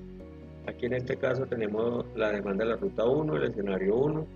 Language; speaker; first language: Spanish; native; Spanish